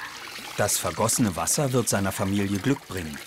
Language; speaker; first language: German; native; German